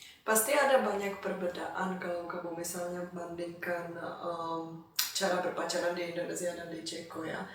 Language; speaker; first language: Indonesian; non-native, fluent; Czech